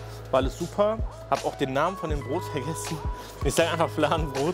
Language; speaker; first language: German; native; German